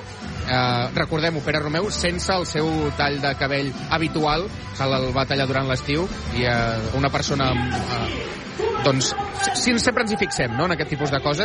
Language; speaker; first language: Catalan; native; Catalan